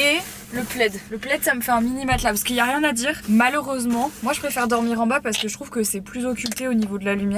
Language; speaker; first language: French; native; French